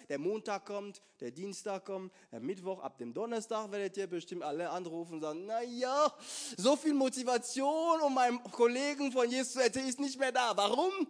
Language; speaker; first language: German; non-native, fluent; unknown